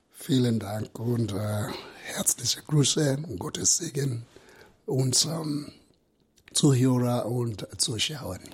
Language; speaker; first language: German; non-native, fluent; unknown